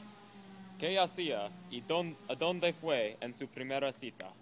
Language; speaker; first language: Spanish; non-native, learner; English